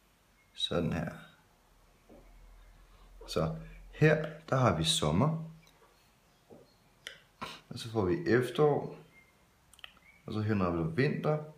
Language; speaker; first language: Danish; native; Danish